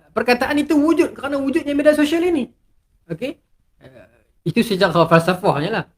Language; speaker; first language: Malay; native; Malay